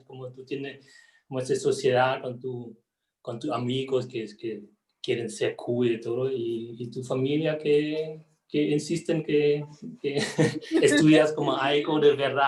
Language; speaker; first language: Spanish; non-native, fluent; German